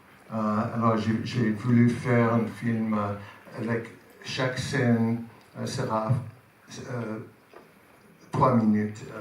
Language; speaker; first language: French; non-native, learner; English